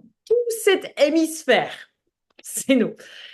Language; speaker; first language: French; non-native, fluent; English